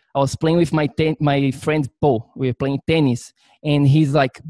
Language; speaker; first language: English; non-native, fluent; Portuguese